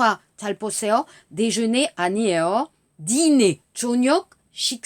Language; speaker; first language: Korean; non-native, learner; French